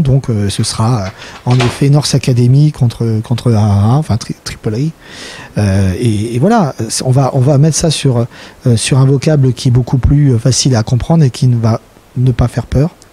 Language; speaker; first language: French; native; French